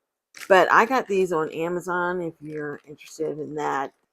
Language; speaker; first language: English; native; English